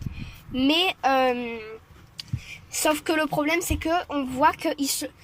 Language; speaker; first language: French; native; French